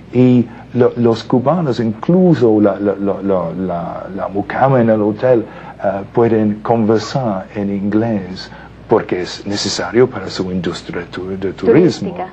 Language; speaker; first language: Spanish; non-native, fluent; English